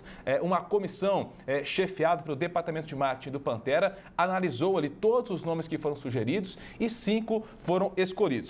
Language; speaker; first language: Portuguese; native; Portuguese